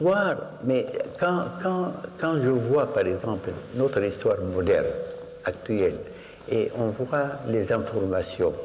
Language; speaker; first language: French; non-native, fluent; Arabic